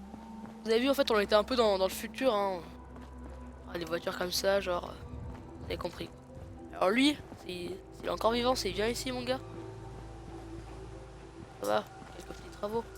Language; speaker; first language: French; native; French